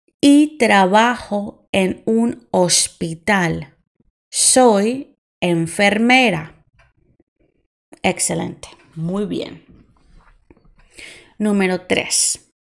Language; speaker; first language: Spanish; non-native, fluent; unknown